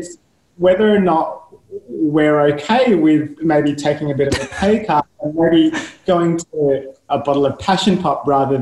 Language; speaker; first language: English; native; English